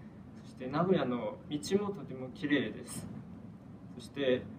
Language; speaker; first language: Japanese; non-native, fluent; Chinese